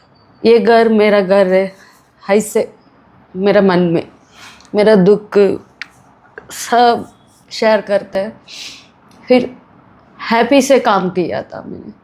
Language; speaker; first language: Hindi; non-native, local second language; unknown